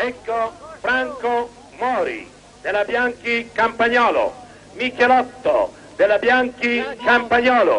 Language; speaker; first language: Italian; native; Italian